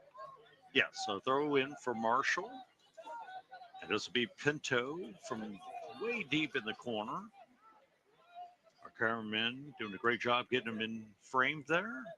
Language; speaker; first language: English; native; English